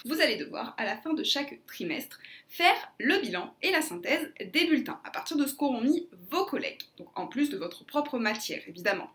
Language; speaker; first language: French; native; French